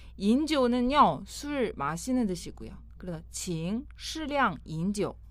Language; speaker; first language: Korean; non-native, fluent; Chinese